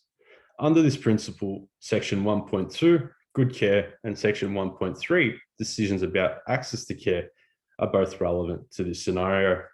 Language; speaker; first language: English; native; English